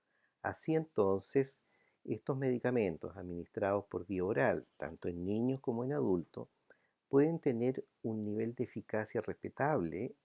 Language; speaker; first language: Spanish; native; Spanish